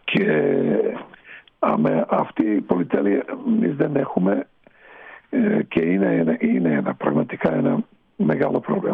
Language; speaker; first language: Greek; non-native, fluent; Serbian